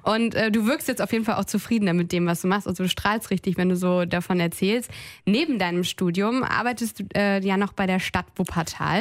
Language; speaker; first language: German; native; German